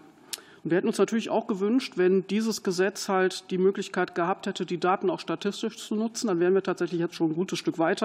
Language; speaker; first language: German; native; German